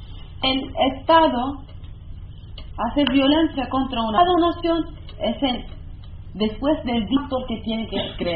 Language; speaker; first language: Spanish; non-native, learner; Kurdish